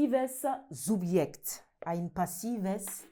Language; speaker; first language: German; non-native, learner; French